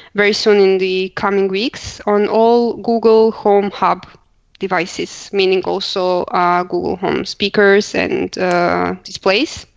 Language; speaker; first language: English; non-native, fluent; Croatian